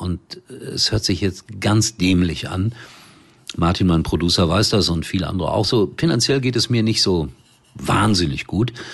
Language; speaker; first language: German; native; German